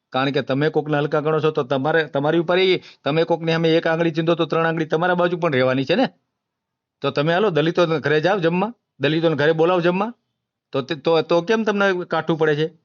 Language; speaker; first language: Gujarati; native; Gujarati